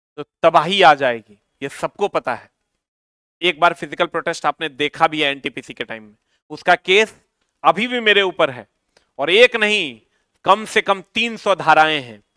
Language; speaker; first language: Hindi; native; Hindi